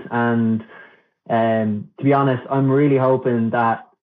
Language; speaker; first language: English; non-native, local second language; Irish